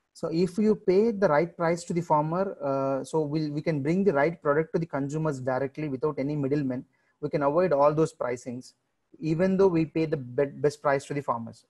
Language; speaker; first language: English; non-native, local second language; Telugu